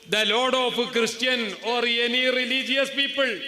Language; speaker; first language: English; non-native, local second language; Malayalam